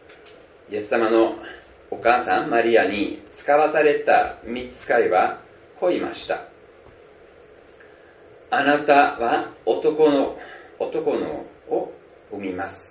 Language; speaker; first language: Japanese; non-native, fluent; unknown